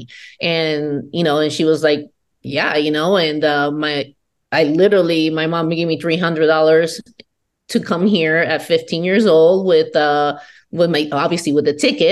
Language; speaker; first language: English; non-native, fluent; Spanish